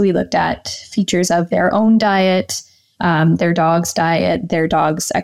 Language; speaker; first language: English; native; English